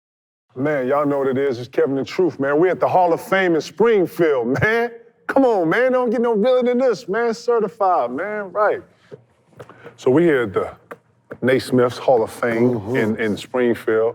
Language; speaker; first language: English; native; English